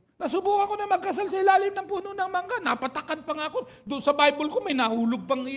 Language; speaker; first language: Filipino; native; Filipino